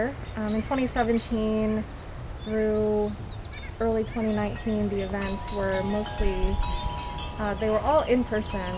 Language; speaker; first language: English; native; English